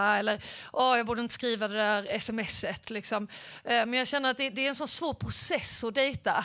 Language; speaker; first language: Swedish; native; Swedish